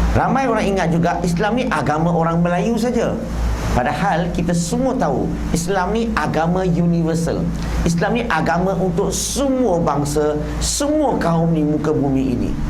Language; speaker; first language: Malay; non-native, local second language; Chinese